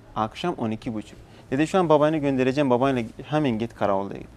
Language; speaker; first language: Turkish; non-native, fluent; Persian